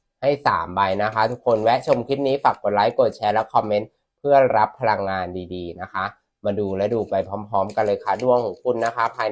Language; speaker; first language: Thai; native; Thai